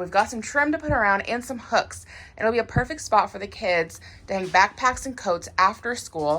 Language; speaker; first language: English; native; English